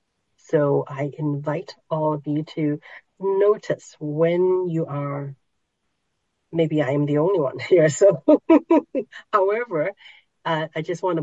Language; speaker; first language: English; non-native, local second language; Cantonese